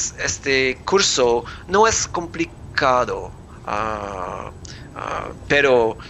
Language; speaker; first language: Spanish; non-native, learner; English